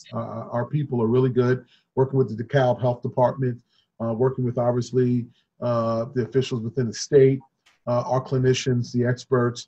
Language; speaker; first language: English; native; English